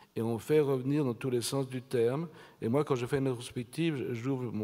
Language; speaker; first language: French; native; French